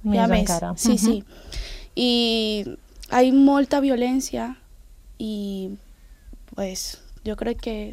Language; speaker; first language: Catalan; non-native, learner; Spanish